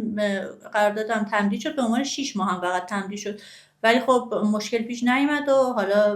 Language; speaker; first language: Persian; native; Persian